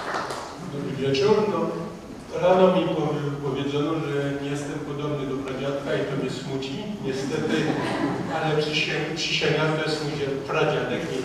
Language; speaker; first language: Polish; early bilingual, heritage; French